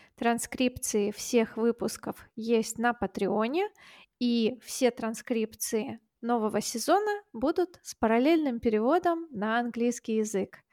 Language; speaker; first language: Russian; native; Russian